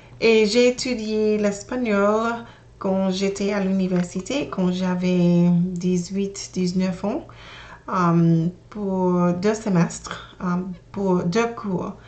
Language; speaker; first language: French; non-native, learner; English